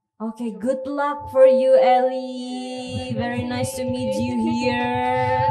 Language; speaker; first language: English; non-native, fluent; Indonesian